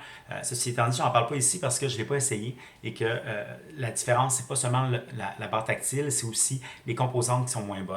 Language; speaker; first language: French; native; French